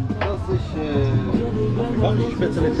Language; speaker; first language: German; non-native, learner; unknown